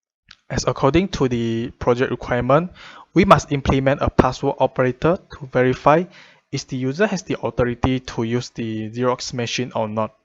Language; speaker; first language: English; non-native, fluent; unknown